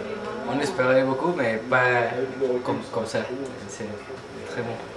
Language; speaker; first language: French; non-native, learner; Spanish